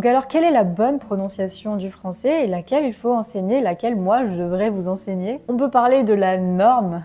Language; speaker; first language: French; native; French